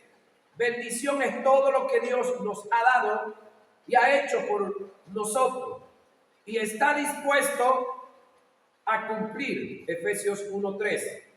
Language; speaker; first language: Spanish; native; Spanish